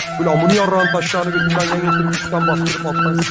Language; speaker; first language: Turkish; native; Turkish